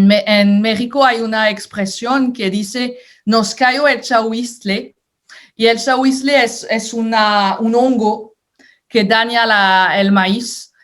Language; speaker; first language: Spanish; non-native, fluent; French